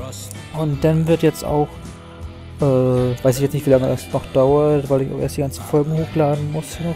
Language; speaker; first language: German; native; German